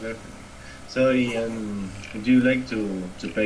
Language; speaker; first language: English; non-native, learner; Spanish